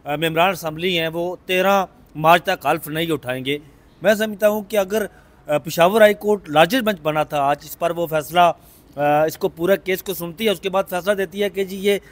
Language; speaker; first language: Urdu; native; Urdu